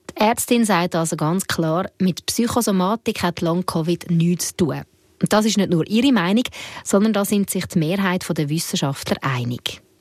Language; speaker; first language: German; native; German